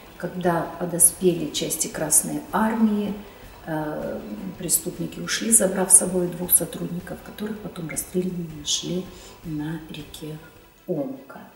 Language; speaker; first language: Russian; native; Russian